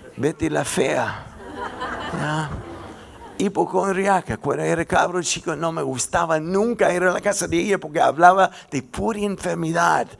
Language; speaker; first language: Spanish; non-native, fluent; English